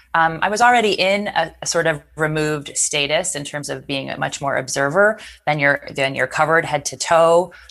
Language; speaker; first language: English; native; English